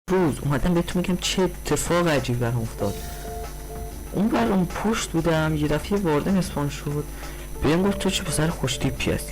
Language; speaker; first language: Persian; native; Persian